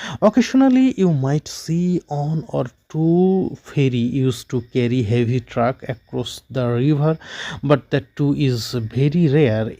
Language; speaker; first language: English; non-native, local second language; Bangla